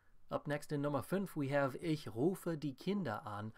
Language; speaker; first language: German; non-native, fluent; English